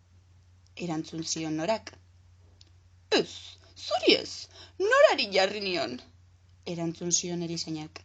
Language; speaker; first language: Basque; native; Basque